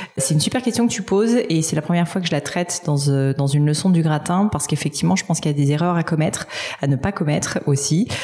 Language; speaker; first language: French; native; French